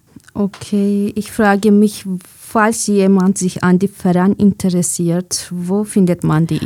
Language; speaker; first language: German; non-native, fluent; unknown